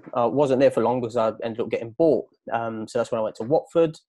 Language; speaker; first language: English; native; English